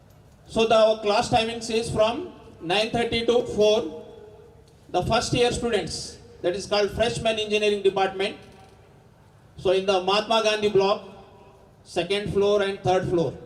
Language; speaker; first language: English; non-native, local second language; Telugu